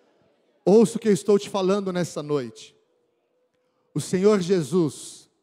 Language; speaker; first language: Portuguese; native; Portuguese